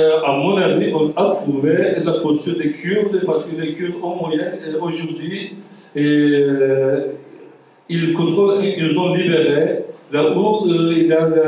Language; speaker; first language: French; non-native, fluent; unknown